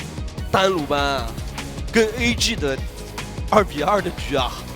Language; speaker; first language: Chinese; native; Chinese